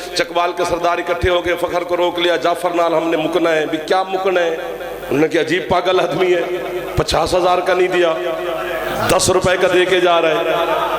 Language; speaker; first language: Urdu; non-native, local second language; Punjabi